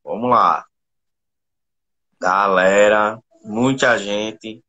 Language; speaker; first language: Portuguese; native; Portuguese